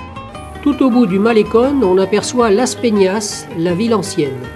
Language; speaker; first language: French; native; French